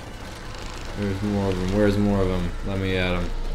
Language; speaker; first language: English; native; English